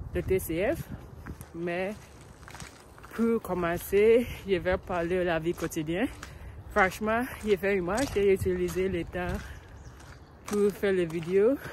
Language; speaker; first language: French; non-native, learner; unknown